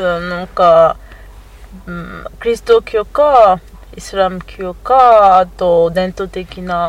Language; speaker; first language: Japanese; non-native, fluent; Fon